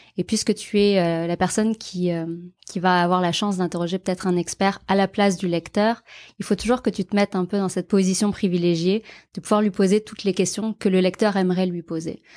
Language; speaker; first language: French; native; French